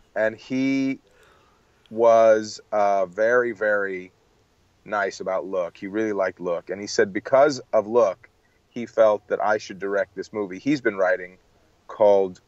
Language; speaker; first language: English; native; English